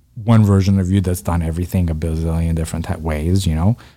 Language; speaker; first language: English; early bilingual, other home language; Persian